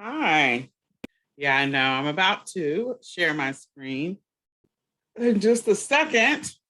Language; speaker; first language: English; native; English